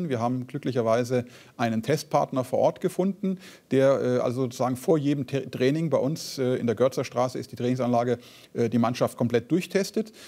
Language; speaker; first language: German; native; German